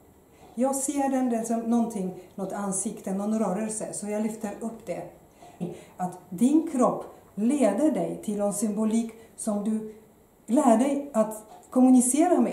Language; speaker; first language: Swedish; non-native, fluent; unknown